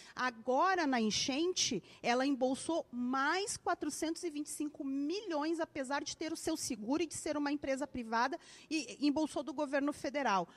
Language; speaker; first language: Portuguese; native; Portuguese